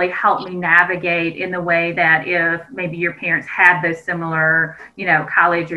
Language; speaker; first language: English; native; English